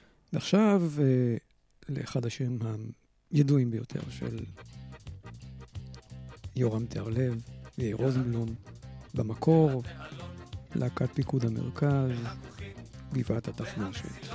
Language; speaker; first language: Hebrew; native; Hebrew